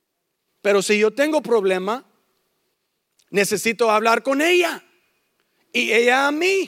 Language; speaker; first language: Spanish; early bilingual, heritage; English